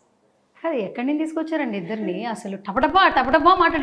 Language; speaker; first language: Telugu; native; Telugu